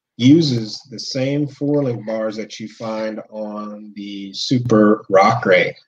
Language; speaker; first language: English; native; English